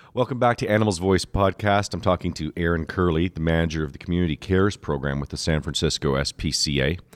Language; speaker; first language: English; native; English